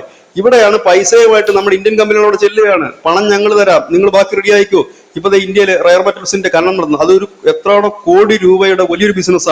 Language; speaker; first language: Malayalam; native; Malayalam